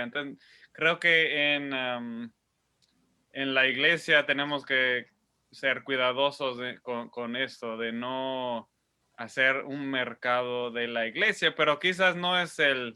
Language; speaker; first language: Spanish; non-native, fluent; English